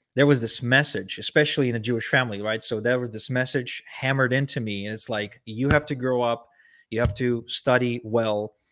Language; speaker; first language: English; early bilingual, other home language; Ukrainian